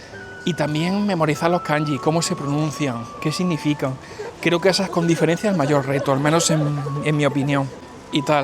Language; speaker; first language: Spanish; native; Spanish